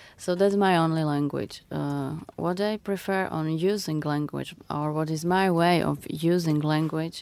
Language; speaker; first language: English; non-native, fluent; Slovak